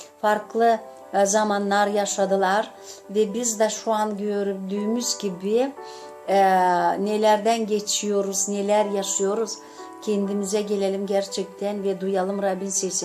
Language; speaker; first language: Turkish; non-native, fluent; Gagauz